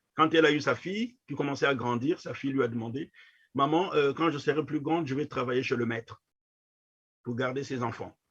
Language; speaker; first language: French; non-native, local second language; Kongo